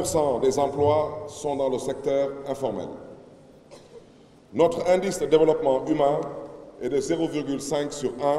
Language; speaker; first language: French; non-native, local second language; Wolof